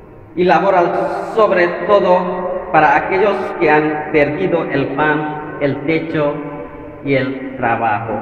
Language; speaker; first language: Spanish; non-native, fluent; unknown